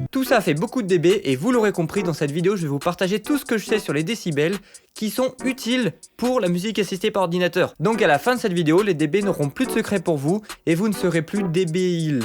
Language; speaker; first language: French; native; French